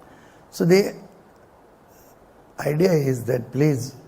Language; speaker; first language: English; non-native, local second language; Marathi